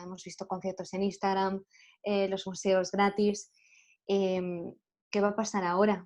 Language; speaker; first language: Spanish; native; Spanish